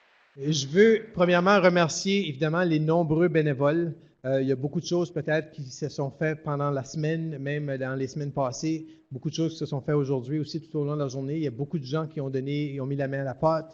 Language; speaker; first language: French; native; French